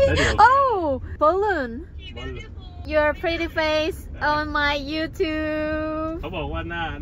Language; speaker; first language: English; non-native, learner; Korean